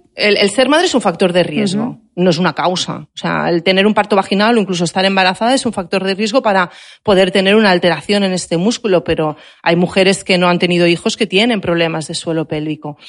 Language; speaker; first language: Spanish; native; Spanish